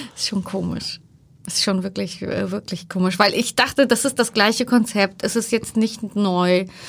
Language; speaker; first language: German; early bilingual, other home language; Turkish